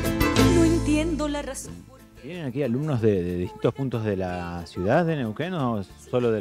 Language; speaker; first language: Spanish; native; Spanish